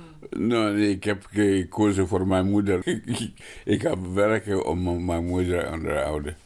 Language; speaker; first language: Dutch; non-native, learner; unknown